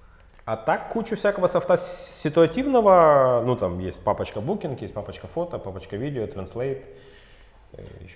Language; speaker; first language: Russian; native; Russian